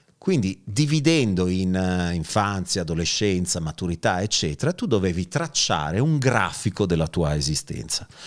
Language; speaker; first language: Italian; native; Italian